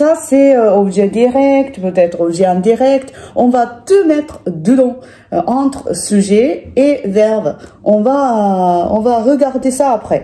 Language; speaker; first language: French; non-native, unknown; Japanese